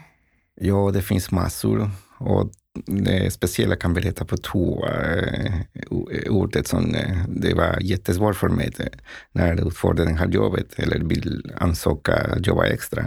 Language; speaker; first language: Swedish; non-native, learner; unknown